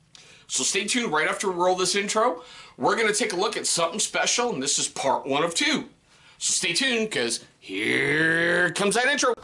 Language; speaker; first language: English; native; English